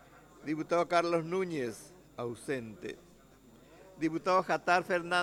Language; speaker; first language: Spanish; native; Spanish